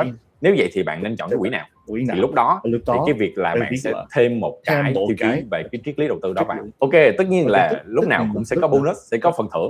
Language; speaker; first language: Vietnamese; native; Vietnamese